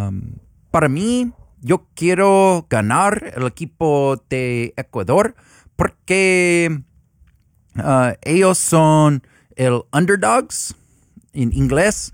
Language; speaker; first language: Spanish; non-native, learner; English